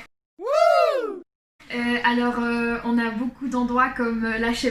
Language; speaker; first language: French; non-native, local second language; Arabic